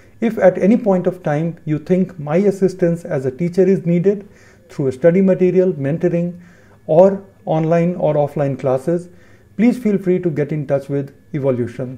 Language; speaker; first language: English; non-native, local second language; Hindi